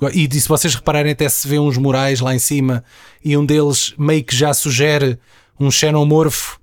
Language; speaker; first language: Portuguese; native; Portuguese